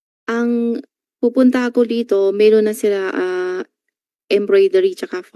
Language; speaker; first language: Filipino; non-native, learner; Chinese